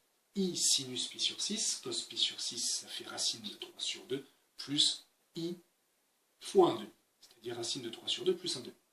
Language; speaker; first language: French; native; French